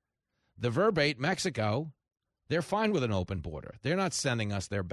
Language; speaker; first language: English; native; English